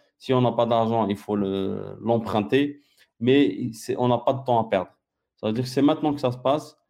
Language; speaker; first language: French; non-native, local second language; Arabic